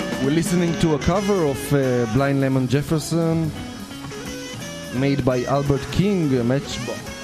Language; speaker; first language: English; non-native, fluent; Hebrew